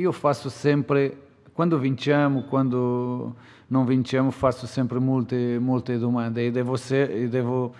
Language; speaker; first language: Italian; non-native, fluent; Portuguese